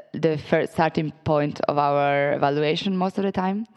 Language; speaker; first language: English; non-native, fluent; Italian